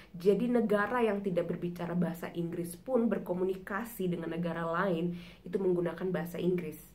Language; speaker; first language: Indonesian; native; Indonesian